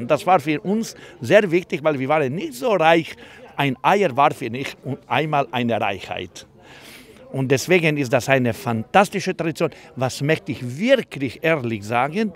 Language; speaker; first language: German; non-native, fluent; Croatian